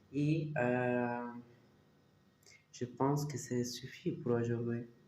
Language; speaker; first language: French; non-native, fluent; Spanish